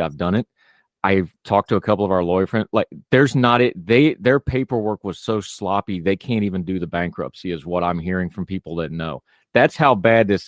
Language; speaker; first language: English; native; English